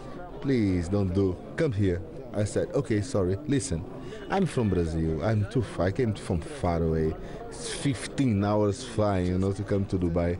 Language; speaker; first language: English; non-native, learner; Portuguese